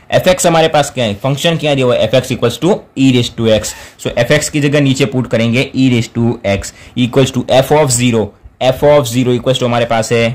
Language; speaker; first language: Hindi; non-native, local second language; Gujarati